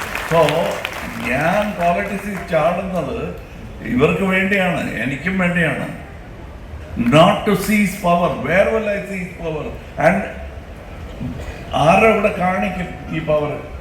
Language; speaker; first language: Malayalam; non-native, local second language; Tamil